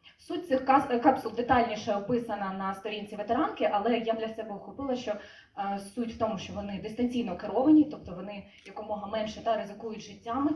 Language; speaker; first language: Ukrainian; native; Ukrainian